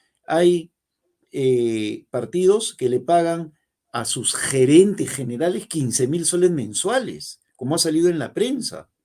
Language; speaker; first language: Spanish; native; Spanish